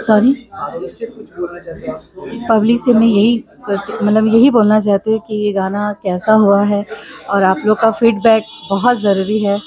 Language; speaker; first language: Hindi; non-native, local second language; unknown